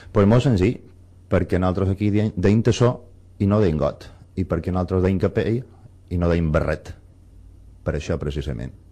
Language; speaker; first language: Catalan; non-native, local second language; Spanish